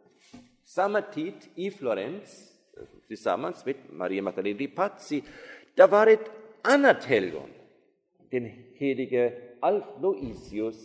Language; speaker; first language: Swedish; non-native, fluent; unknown